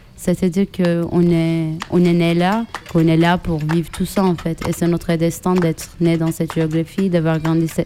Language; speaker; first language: French; non-native, fluent; Turkish